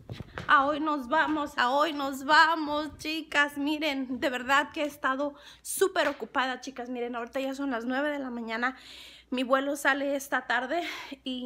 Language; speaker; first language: Spanish; native; Spanish